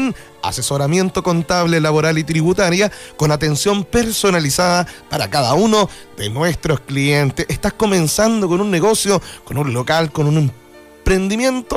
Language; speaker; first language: Spanish; native; Spanish